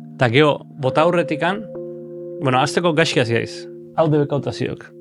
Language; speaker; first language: Basque; native; Basque